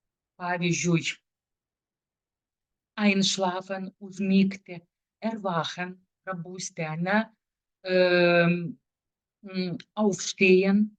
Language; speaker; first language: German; non-native, fluent; Lithuanian